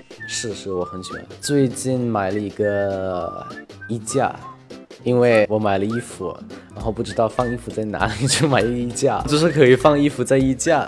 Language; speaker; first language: Chinese; non-native, fluent; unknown